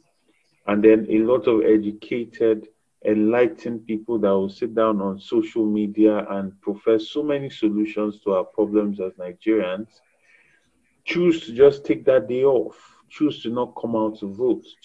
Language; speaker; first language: English; non-native, local second language; Yoruba